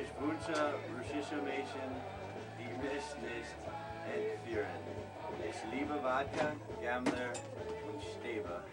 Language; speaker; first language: German; non-native, learner; English